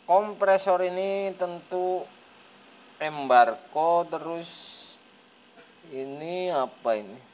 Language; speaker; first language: Indonesian; native; Indonesian